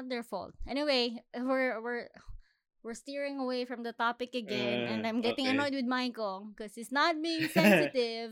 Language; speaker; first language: English; non-native, local second language; Filipino